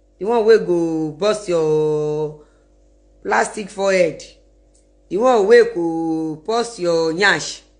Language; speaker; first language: Nigerian Pidgin; non-native, local second language; Yoruba